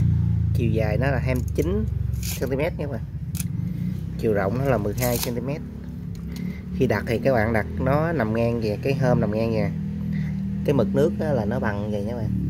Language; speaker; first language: Vietnamese; native; Vietnamese